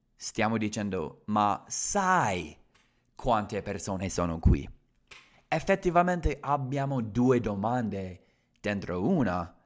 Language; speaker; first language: Italian; non-native, fluent; English